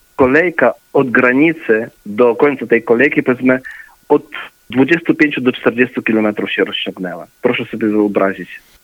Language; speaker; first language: Polish; early bilingual, heritage; Polish